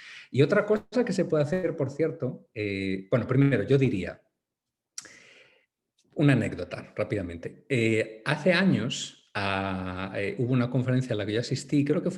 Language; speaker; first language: Spanish; native; Spanish